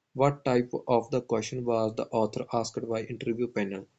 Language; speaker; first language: English; non-native, local second language; Punjabi